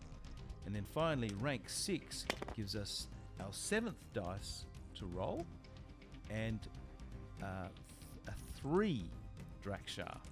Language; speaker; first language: English; native; English